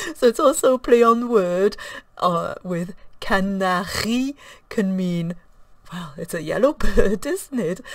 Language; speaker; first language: English; non-native, fluent; French